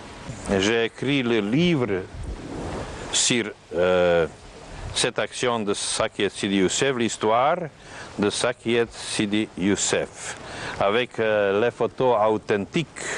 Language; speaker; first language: French; non-native, fluent; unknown